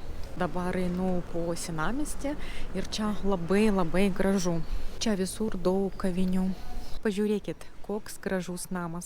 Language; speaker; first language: Lithuanian; non-native, learner; Russian